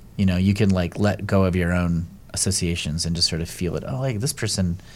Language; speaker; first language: English; native; English